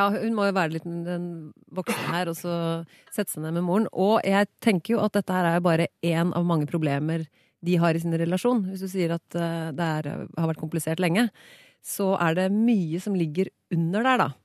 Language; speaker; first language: Norwegian; native; Norwegian